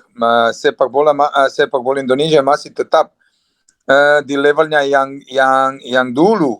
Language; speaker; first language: Indonesian; non-native, fluent; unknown